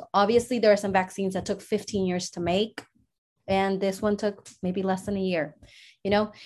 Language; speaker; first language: English; early bilingual, other home language; Spanish